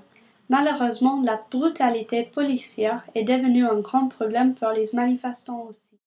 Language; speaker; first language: French; non-native, learner; English